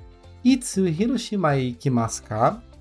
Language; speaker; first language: Japanese; non-native, learner; Portuguese